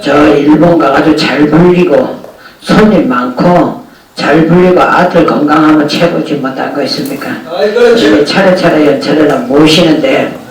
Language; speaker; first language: Korean; native; Korean